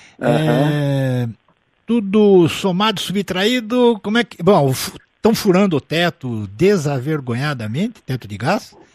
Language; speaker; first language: Portuguese; native; Portuguese